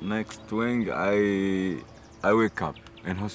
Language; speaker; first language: English; non-native, learner; Arabic